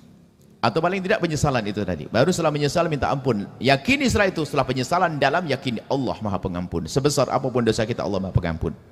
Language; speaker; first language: Indonesian; native; Indonesian